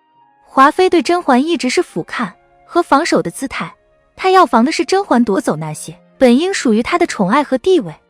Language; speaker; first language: Chinese; native; Chinese